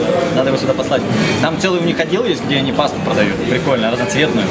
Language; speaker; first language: Russian; native; Russian